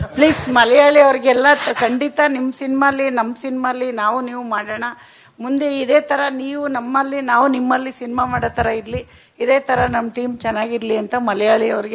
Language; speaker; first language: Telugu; non-native, local second language; Kannada